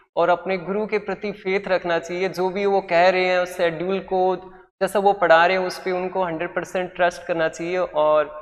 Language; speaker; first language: Hindi; native; Hindi